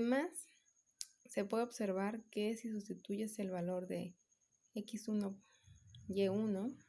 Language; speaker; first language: Spanish; native; Spanish